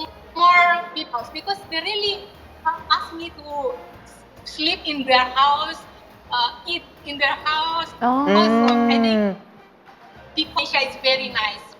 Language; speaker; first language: English; non-native, learner; Indonesian